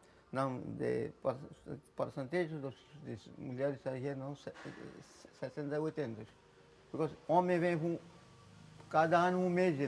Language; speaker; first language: Portuguese; non-native, local second language; Konkani